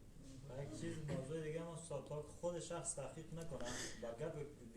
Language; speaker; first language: Persian; native; Persian